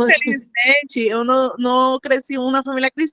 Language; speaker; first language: Portuguese; non-native, learner; Spanish